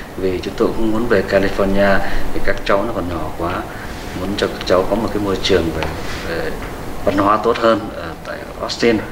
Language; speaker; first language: Vietnamese; native; Vietnamese